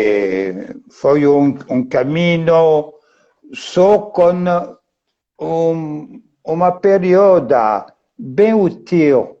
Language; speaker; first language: Portuguese; non-native, fluent; French